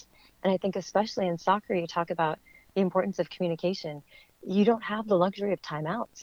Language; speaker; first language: English; native; English